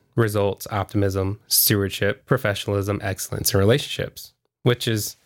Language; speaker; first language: English; native; English